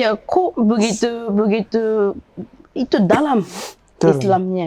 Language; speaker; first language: Indonesian; non-native, learner; Japanese